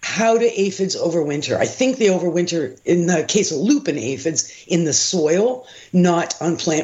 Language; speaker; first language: English; native; English